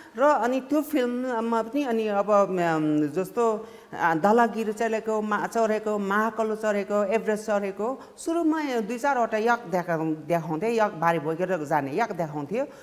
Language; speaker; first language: Nepali; non-native, local second language; Sherpa